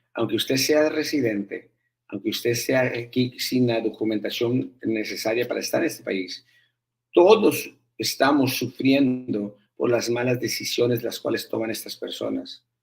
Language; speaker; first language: Spanish; early bilingual, heritage; Spanish